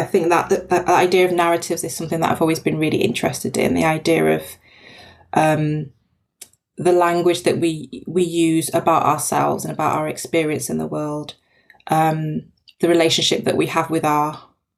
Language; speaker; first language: English; native; English